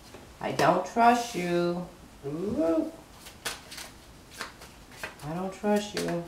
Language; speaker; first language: English; native; English